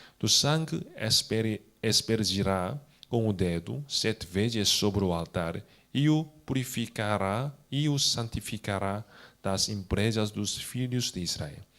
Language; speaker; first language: Portuguese; non-native, fluent; Korean